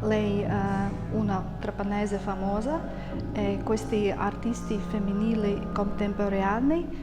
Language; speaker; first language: Italian; non-native, learner; Latvian